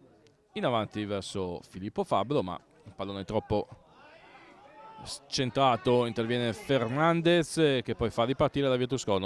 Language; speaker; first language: Italian; native; Italian